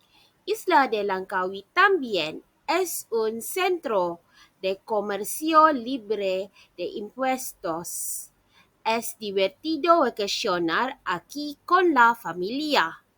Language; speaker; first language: Spanish; non-native, learner; Malay